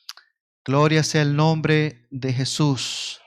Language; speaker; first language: Spanish; native; Spanish